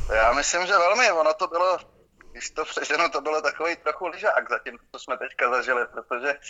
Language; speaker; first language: Czech; native; Czech